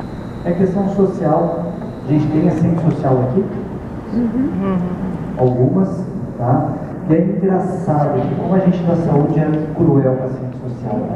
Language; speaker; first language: Portuguese; native; Portuguese